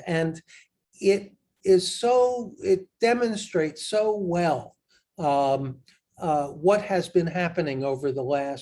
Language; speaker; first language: English; native; English